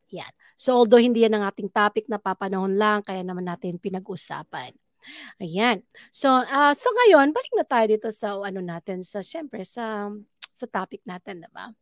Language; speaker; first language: Filipino; native; Filipino